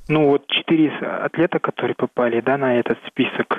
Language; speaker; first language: Russian; non-native, local second language; Kazakh